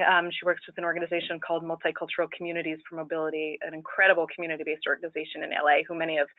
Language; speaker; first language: English; native; English